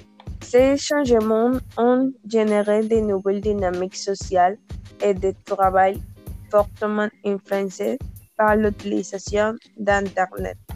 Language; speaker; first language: French; non-native, learner; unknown